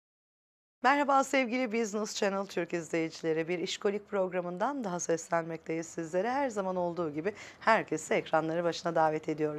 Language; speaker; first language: Turkish; native; Turkish